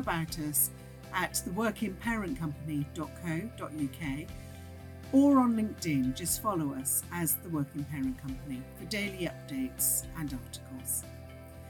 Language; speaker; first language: English; native; English